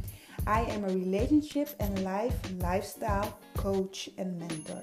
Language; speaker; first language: English; non-native, fluent; Dutch